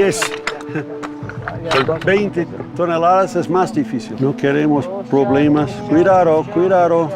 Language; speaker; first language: Spanish; non-native, fluent; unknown